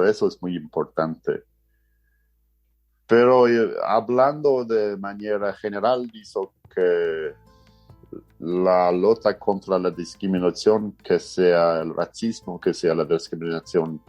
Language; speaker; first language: Spanish; non-native, fluent; English